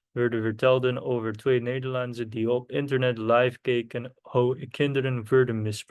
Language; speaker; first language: Dutch; non-native, learner; Korean